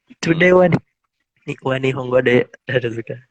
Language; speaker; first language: Japanese; non-native, learner; Indonesian